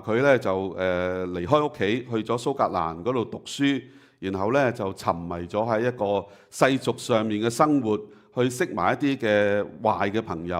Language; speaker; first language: Chinese; native; Chinese